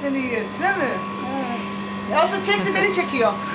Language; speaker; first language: Turkish; native; Turkish